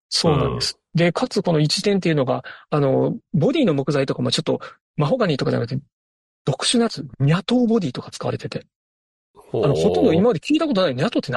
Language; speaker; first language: Japanese; native; Japanese